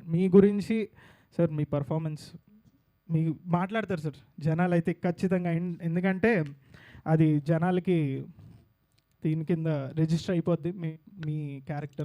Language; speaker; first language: Telugu; native; Telugu